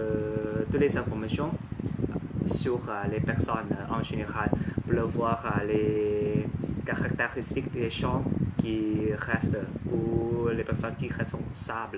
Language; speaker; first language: French; non-native, learner; Thai